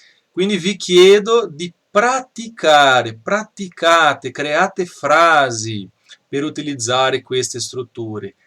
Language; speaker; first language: Italian; non-native, fluent; Portuguese